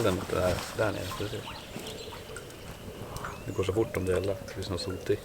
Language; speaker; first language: Swedish; native; Swedish